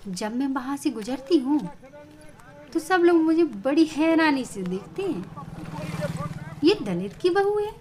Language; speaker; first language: Hindi; native; Hindi